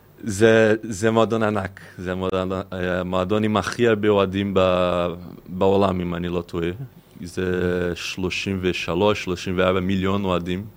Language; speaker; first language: Hebrew; non-native, fluent; Portuguese